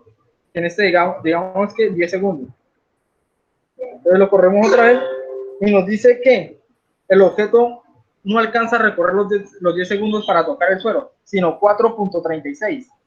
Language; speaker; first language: Spanish; native; Spanish